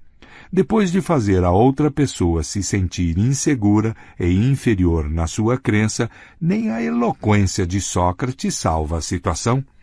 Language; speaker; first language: Portuguese; native; Portuguese